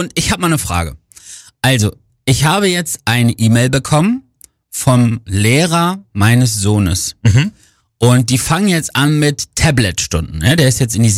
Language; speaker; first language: German; native; German